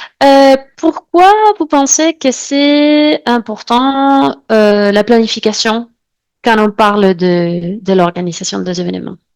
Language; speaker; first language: French; non-native, fluent; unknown